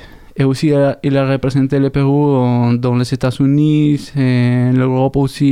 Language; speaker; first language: French; non-native, learner; Spanish